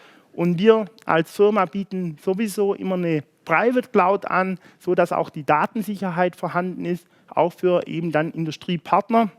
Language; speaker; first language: German; native; German